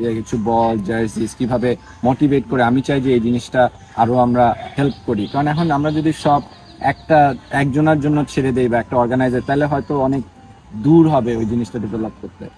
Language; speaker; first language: Bangla; early bilingual, heritage; Bangla